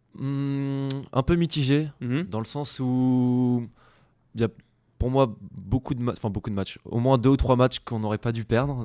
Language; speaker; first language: French; native; French